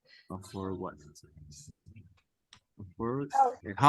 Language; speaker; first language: English; non-native, learner; Spanish